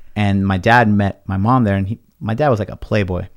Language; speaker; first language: English; early bilingual, other home language; Spanish